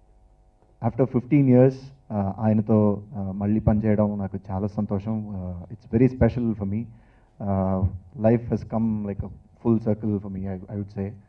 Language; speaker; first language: Telugu; non-native, learner; Tamil